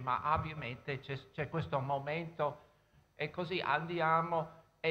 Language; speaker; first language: Italian; non-native, fluent; English